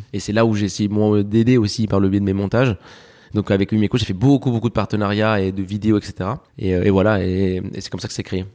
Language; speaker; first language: French; early bilingual, other home language; Spanish